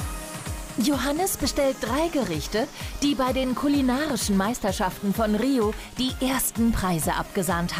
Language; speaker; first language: German; native; German